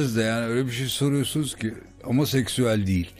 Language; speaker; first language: Turkish; native; Turkish